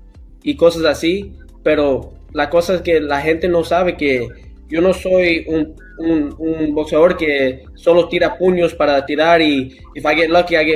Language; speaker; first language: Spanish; early bilingual, heritage; English